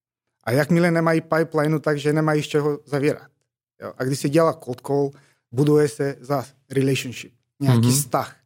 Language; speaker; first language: Czech; non-native, fluent; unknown